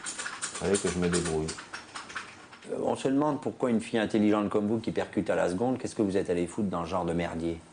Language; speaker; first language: French; native; French